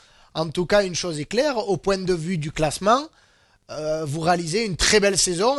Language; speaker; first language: French; native; French